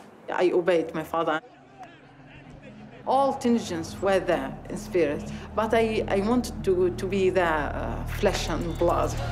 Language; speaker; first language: English; non-native, fluent; Arabic